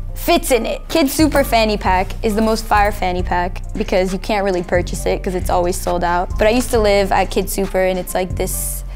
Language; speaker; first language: English; native; English